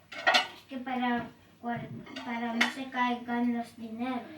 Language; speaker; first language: Spanish; early bilingual, other home language; Filipino